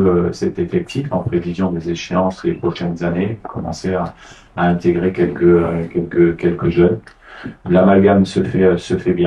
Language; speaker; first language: French; non-native, fluent; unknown